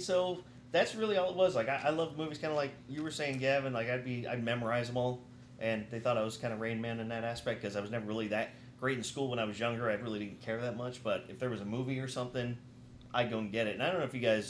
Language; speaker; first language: English; native; English